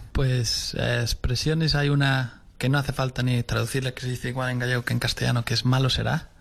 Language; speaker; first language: Spanish; non-native, local second language; Galician